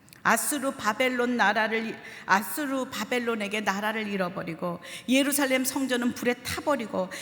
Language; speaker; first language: Korean; native; Korean